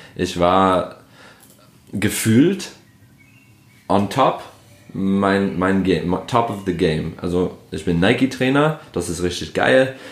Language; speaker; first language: German; non-native, fluent; English